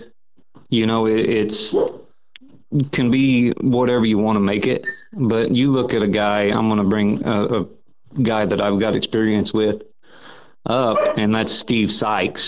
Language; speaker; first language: English; native; English